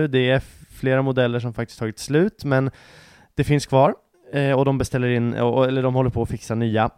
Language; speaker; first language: Swedish; native; Swedish